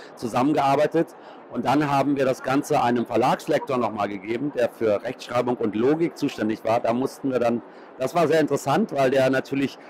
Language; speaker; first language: German; native; German